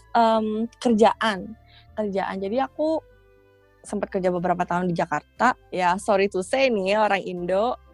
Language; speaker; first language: Indonesian; native; Indonesian